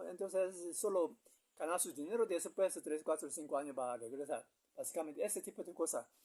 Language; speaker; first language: Spanish; non-native, learner; Korean